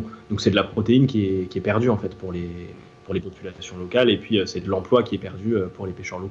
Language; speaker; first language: French; native; French